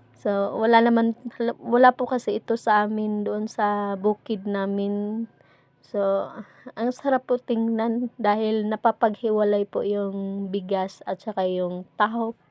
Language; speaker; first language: Filipino; non-native, local second language; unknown